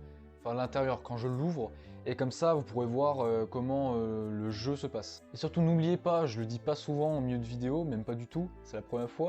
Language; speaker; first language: French; native; French